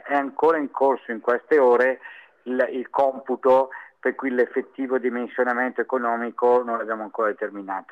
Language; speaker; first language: Italian; native; Italian